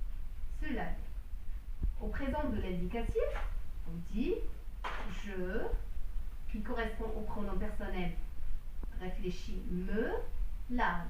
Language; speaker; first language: French; non-native, local second language; Arabic